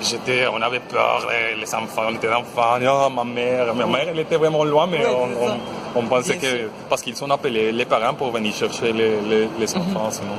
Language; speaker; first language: French; non-native, fluent; Spanish